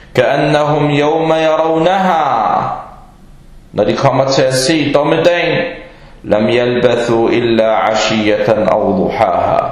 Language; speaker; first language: Danish; early bilingual, other home language; Arabic